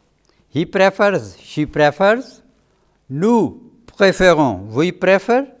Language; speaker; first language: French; non-native, fluent; Urdu